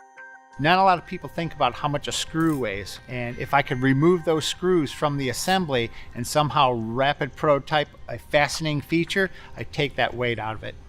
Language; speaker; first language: English; native; English